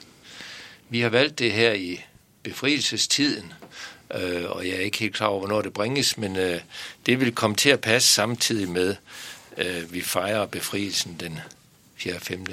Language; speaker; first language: Danish; native; Danish